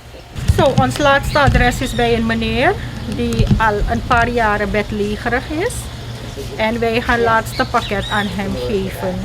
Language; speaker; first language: Dutch; non-native, local second language; Caribbean Hindustani